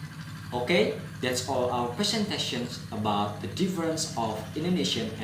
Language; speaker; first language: English; non-native, learner; Indonesian